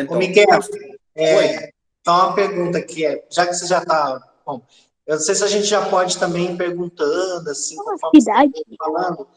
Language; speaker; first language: Portuguese; native; Portuguese